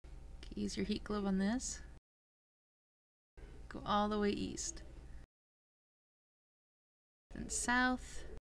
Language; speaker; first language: English; native; English